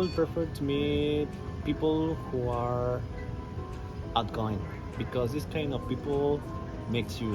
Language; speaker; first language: English; non-native, learner; Spanish